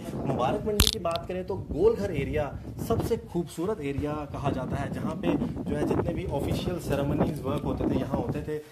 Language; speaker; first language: Hindi; native; Hindi